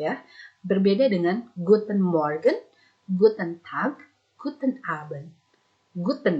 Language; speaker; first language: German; non-native, fluent; Indonesian